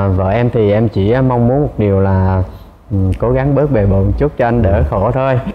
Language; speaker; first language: Vietnamese; native; Vietnamese